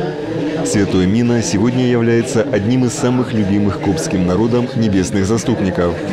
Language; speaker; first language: Russian; native; Russian